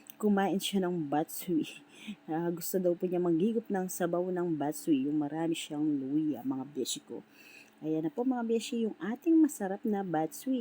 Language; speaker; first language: Filipino; non-native, local second language; Pampanga